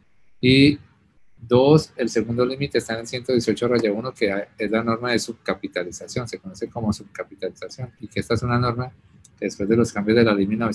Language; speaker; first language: Spanish; native; Spanish